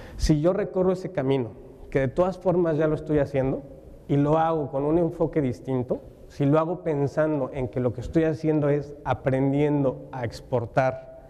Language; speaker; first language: Spanish; native; Spanish